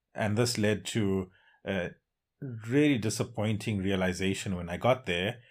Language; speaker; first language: English; native; English